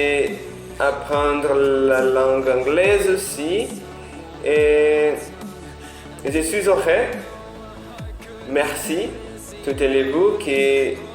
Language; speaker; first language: French; non-native, learner; Portuguese